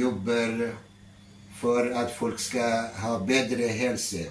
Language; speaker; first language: Norwegian; non-native, fluent; Arabic